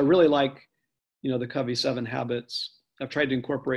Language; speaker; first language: English; native; English